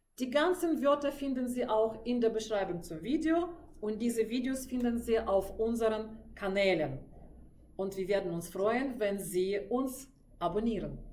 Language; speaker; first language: German; non-native, fluent; Russian